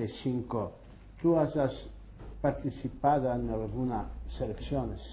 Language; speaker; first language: Spanish; early bilingual, heritage; Ladino